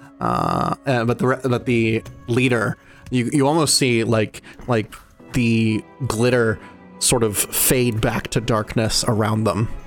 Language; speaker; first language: English; native; English